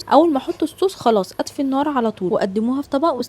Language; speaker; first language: Arabic; native; Arabic